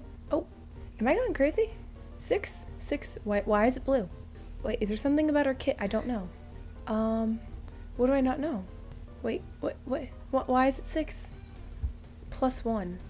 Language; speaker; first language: English; native; English